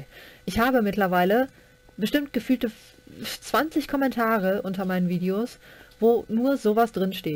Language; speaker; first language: German; native; German